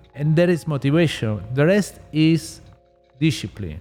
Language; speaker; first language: English; non-native, learner; Italian